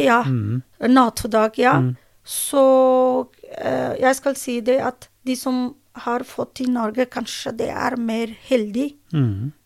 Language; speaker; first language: Norwegian; non-native, learner; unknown